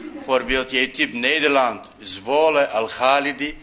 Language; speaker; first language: Dutch; non-native, fluent; Arabic